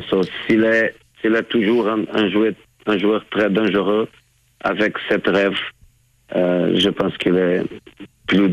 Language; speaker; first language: French; non-native, fluent; Portuguese